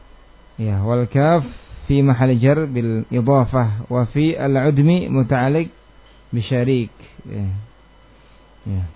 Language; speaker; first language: Arabic; non-native, fluent; Indonesian